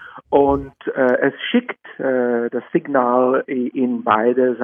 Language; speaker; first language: German; non-native, fluent; Czech